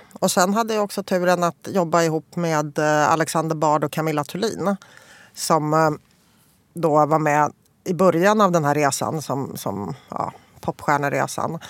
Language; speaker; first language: Swedish; early bilingual, other home language; Polish